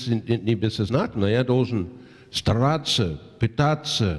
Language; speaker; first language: Russian; non-native, fluent; English